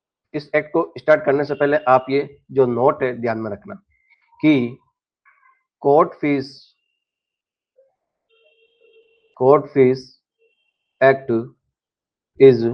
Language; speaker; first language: Hindi; native; Hindi